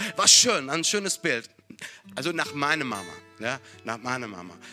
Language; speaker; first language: German; non-native, fluent; Italian